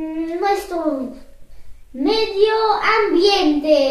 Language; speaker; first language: Spanish; early bilingual, heritage; Spanish